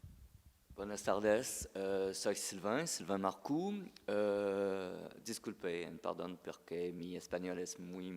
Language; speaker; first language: Spanish; non-native, learner; French